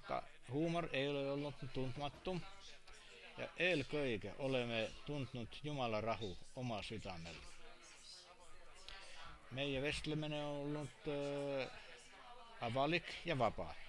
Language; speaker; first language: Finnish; non-native, learner; Estonian